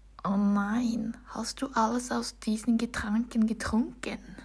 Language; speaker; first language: German; non-native, learner; Norwegian